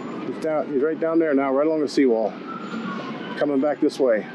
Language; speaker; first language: English; native; English